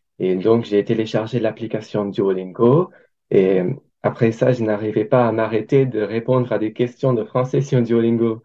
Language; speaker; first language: French; non-native, fluent; English